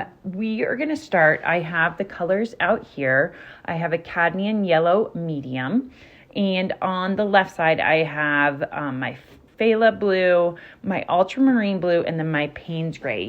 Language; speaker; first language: English; native; English